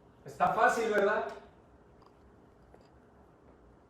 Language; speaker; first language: Spanish; native; Spanish